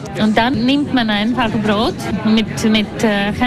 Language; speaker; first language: German; non-native, fluent; Latvian